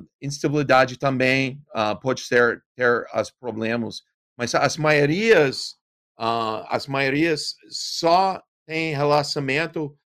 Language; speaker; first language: Portuguese; non-native, learner; English